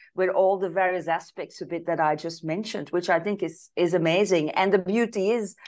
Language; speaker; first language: English; non-native, fluent; Dutch